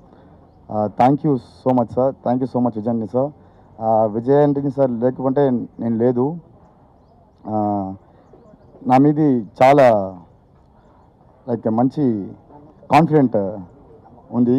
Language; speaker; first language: Telugu; non-native, learner; Tamil